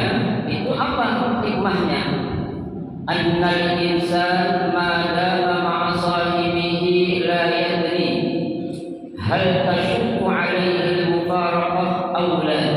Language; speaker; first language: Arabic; non-native, fluent; Indonesian